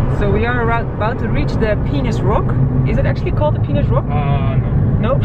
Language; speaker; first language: English; non-native, fluent; Dutch